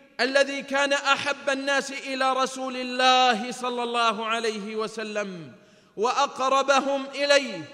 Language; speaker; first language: Arabic; native; Arabic